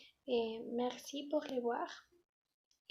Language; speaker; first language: French; non-native, learner; Spanish